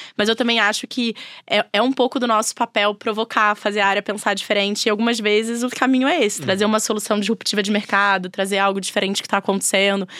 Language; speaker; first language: Portuguese; native; Portuguese